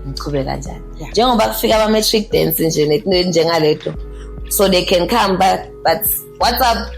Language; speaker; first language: Zulu; native; Zulu